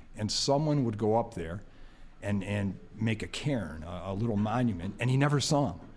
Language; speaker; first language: English; native; English